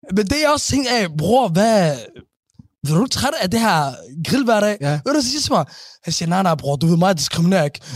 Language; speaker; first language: Danish; early bilingual, other home language; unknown